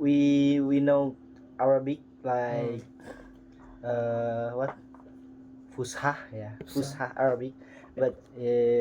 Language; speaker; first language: English; non-native, learner; Indonesian